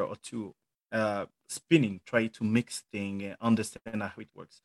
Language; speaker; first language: English; non-native, fluent; French